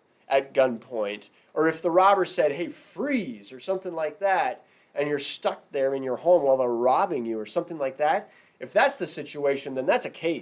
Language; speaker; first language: English; native; English